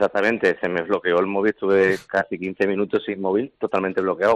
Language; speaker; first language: Spanish; native; Spanish